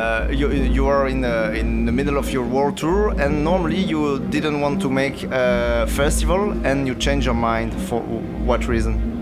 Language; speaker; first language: English; non-native, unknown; French